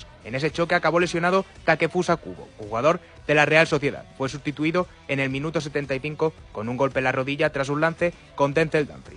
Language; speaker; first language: Spanish; native; Spanish